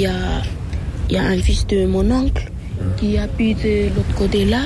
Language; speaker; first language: French; non-native, learner; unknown